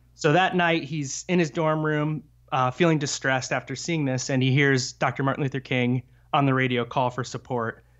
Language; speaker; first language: English; native; English